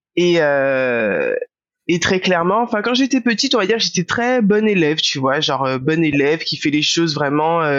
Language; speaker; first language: French; native; French